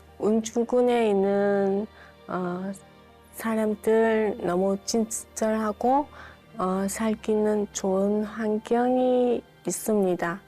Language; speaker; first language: Korean; non-native, learner; Vietnamese